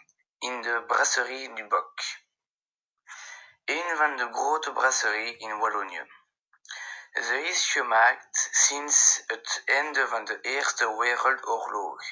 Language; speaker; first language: Dutch; non-native, learner; French